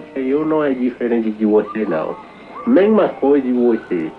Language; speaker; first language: Portuguese; non-native, local second language; Kayapó